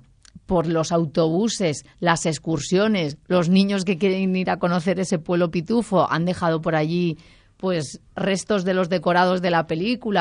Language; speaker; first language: Spanish; native; Spanish